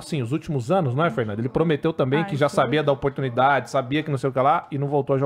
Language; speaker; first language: Portuguese; native; Portuguese